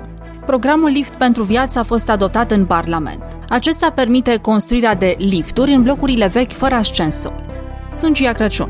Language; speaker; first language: Romanian; native; Romanian